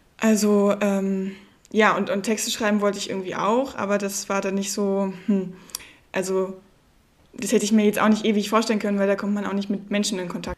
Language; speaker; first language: German; native; German